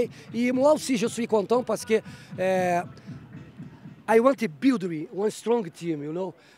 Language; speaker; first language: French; non-native, fluent; Portuguese